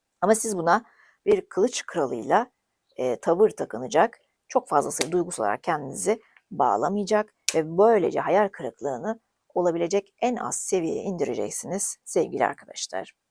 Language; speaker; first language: Turkish; native; Turkish